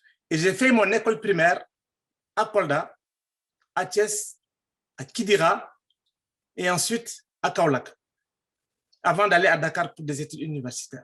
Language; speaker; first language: French; non-native, local second language; Fula